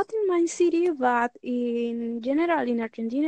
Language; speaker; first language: English; non-native, learner; Spanish